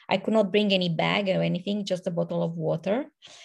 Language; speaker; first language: English; non-native, fluent; Romanian